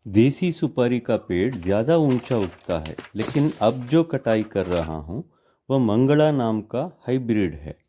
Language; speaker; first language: Hindi; non-native, local second language; Kannada